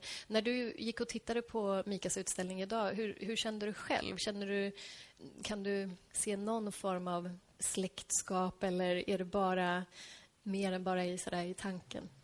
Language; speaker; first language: Swedish; native; Swedish